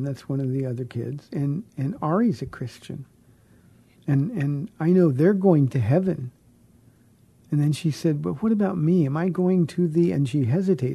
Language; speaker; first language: English; native; English